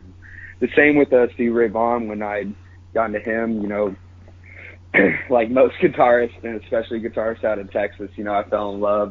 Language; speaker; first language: English; native; English